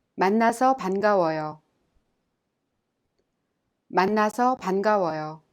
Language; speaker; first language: Korean; non-native, fluent; English